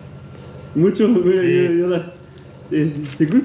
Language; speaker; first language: Spanish; non-native, learner; Arabic